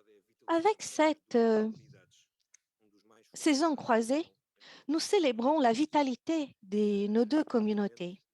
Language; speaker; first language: French; non-native, fluent; Portuguese